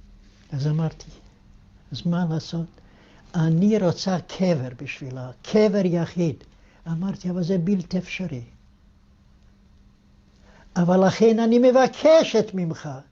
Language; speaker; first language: Hebrew; non-native, fluent; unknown